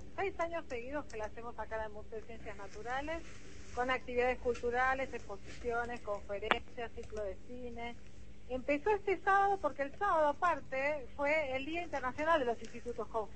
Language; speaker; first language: Spanish; native; Spanish